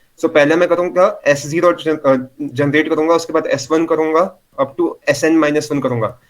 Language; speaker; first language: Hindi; non-native, local second language; Marathi